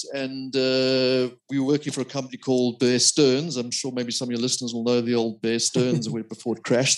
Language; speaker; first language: English; native; English